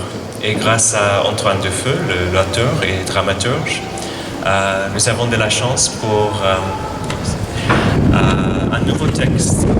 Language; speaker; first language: French; non-native, fluent; English